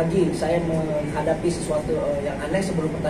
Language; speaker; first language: Indonesian; native; Indonesian